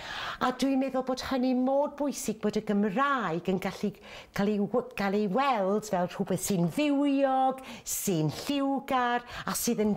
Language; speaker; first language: Welsh; native; Welsh